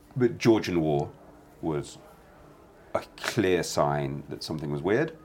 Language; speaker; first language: English; native; English